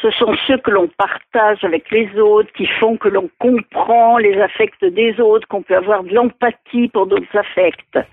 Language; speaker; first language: French; native; French